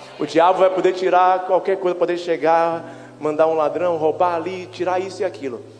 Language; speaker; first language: Portuguese; native; Portuguese